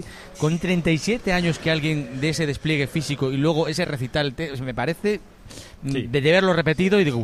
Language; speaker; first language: Spanish; native; Spanish